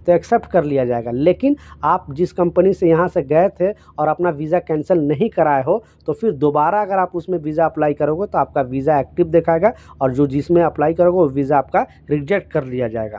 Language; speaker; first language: Hindi; native; Hindi